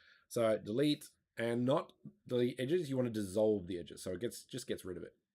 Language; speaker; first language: English; native; English